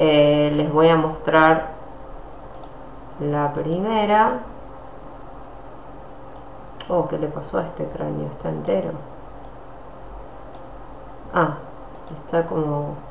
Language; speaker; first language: Spanish; native; Spanish